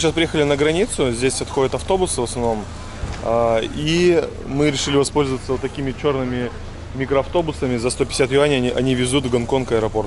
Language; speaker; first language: Russian; native; Russian